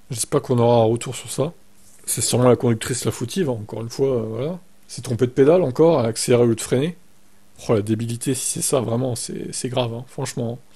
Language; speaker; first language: French; native; French